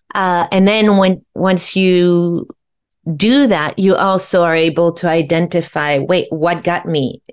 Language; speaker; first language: English; non-native, fluent; French